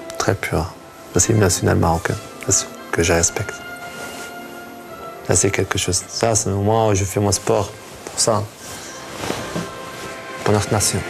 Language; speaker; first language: French; non-native, local second language; Arabic